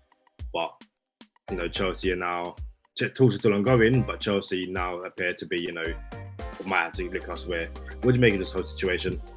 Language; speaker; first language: English; native; English